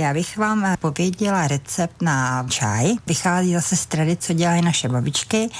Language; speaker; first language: Czech; native; Czech